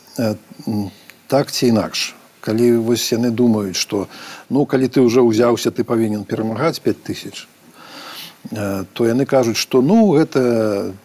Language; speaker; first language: Belarusian; native; Belarusian